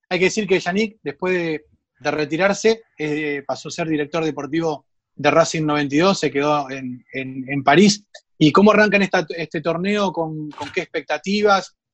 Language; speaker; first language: Spanish; native; Spanish